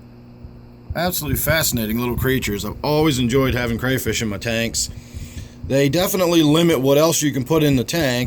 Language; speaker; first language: English; native; English